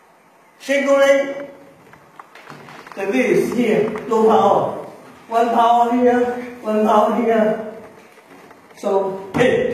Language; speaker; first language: English; non-native, learner; Chinese